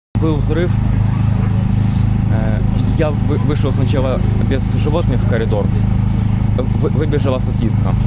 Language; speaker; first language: Ukrainian; non-native, local second language; Russian